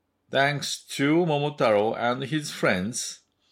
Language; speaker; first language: English; non-native, fluent; Japanese